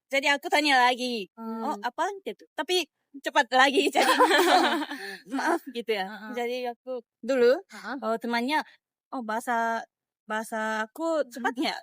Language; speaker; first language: Indonesian; non-native, learner; Japanese